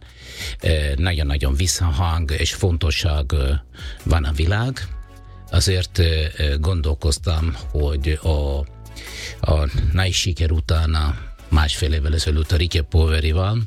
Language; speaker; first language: Hungarian; non-native, fluent; Italian